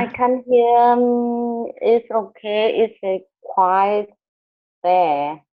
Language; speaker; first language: English; non-native, learner; Vietnamese